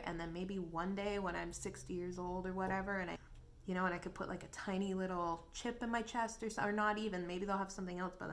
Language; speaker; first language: English; native; English